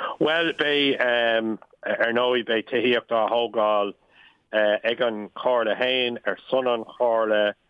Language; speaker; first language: Irish; non-native, local second language; English